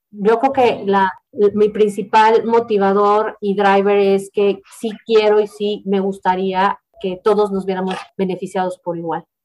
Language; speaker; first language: Spanish; native; Spanish